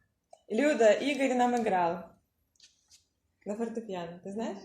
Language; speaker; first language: Russian; native; Russian